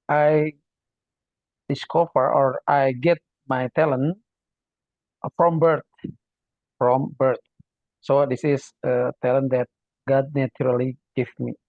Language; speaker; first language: English; non-native, learner; Indonesian